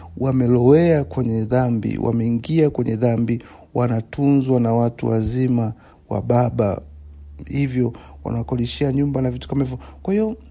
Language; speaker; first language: Swahili; native; Swahili